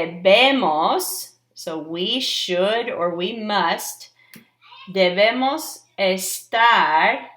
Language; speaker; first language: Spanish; non-native, fluent; English